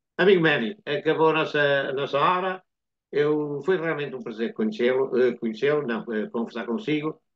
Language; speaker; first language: Portuguese; native; Portuguese